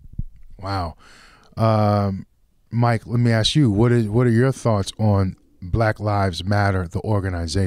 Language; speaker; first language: English; native; English